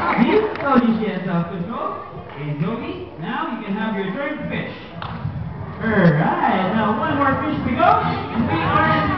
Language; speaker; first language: English; non-native, local second language; Filipino